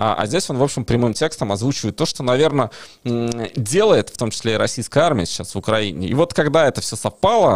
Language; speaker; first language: Russian; native; Russian